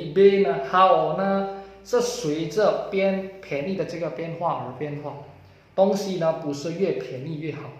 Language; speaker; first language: Chinese; non-native, fluent; Indonesian